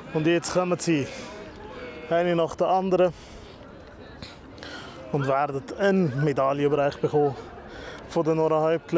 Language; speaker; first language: German; native; German